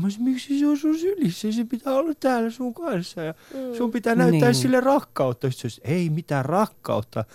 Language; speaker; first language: Finnish; early bilingual, other home language; Persian